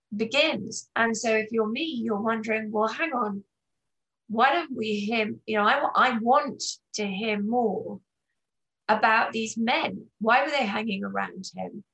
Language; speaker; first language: English; native; English